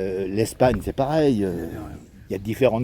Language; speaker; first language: French; native; French